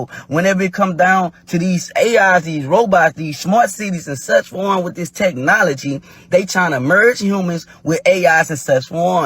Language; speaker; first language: English; native; English